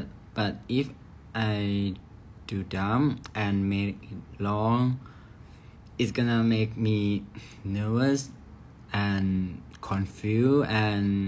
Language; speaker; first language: English; non-native, learner; Thai